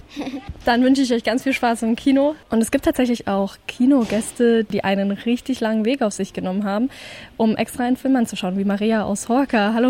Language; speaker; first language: German; native; German